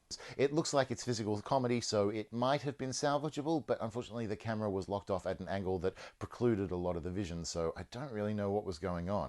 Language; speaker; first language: English; native; English